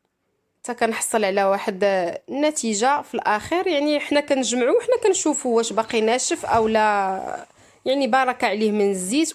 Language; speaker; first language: Arabic; native; Arabic